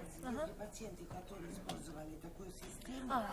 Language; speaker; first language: Russian; non-native, learner; Italian